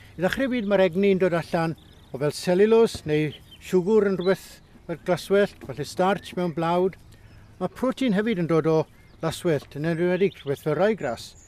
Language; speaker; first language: Welsh; native; Welsh